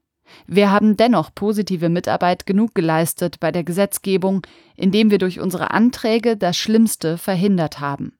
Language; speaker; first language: German; native; German